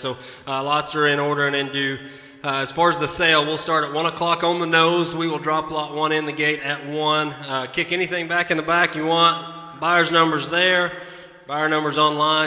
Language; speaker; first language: English; native; English